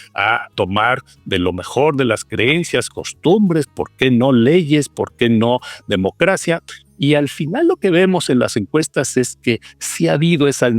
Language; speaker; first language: Spanish; native; Spanish